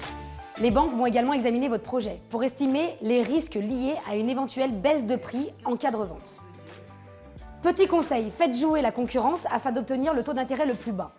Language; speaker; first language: French; native; French